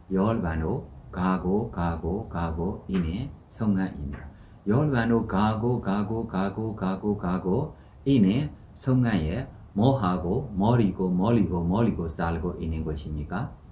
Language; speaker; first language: Korean; non-native, learner; Burmese